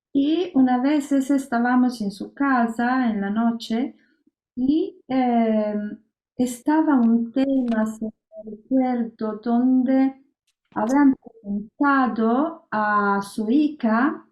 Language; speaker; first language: Spanish; non-native, learner; Italian